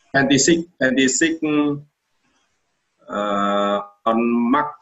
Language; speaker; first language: English; non-native, learner; Vietnamese